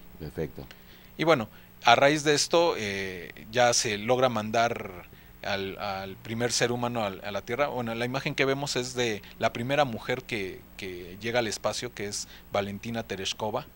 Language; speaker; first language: Spanish; native; Spanish